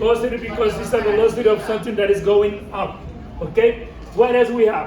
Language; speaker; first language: English; non-native, fluent; Spanish